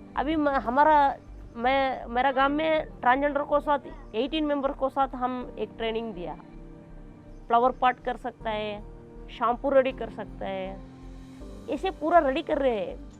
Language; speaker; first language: Hindi; non-native, local second language; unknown